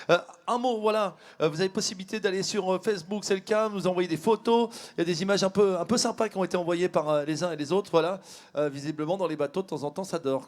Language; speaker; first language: French; native; French